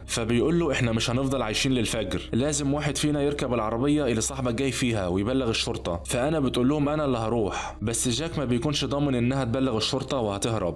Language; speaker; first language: Arabic; native; Arabic